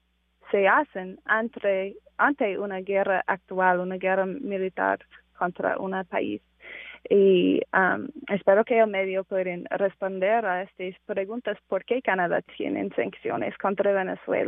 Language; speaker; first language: Spanish; non-native, fluent; English